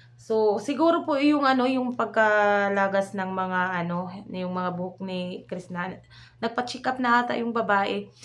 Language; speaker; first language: Filipino; non-native, local second language; Waray